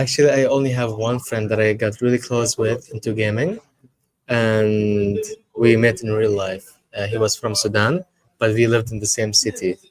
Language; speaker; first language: English; non-native, fluent; Arabic